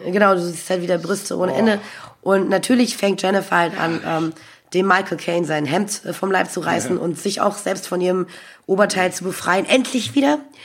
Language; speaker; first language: German; native; German